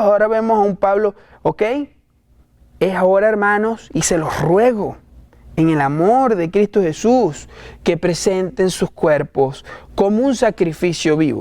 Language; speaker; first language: Spanish; native; Spanish